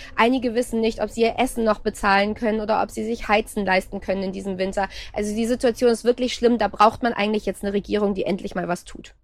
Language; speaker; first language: German; native; German